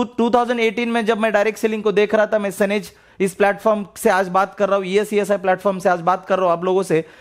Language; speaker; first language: Hindi; non-native, local second language; Marathi